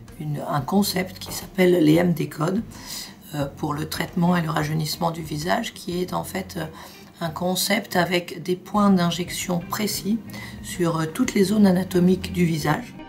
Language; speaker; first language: French; native; French